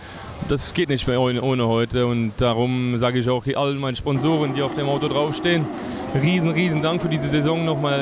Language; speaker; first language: German; native; German